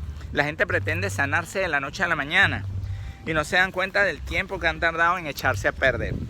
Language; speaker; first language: Spanish; native; Spanish